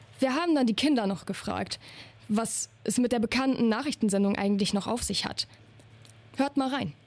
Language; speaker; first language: German; native; German